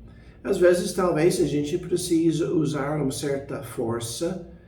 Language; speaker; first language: Portuguese; non-native, fluent; English